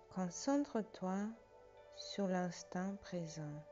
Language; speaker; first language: French; non-native, fluent; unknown